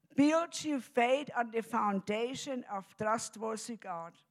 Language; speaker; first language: English; non-native, fluent; German